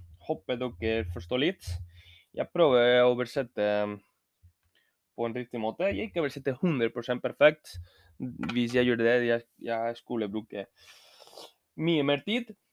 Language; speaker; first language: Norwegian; non-native, learner; Spanish